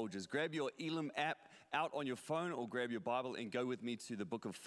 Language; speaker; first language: English; native; English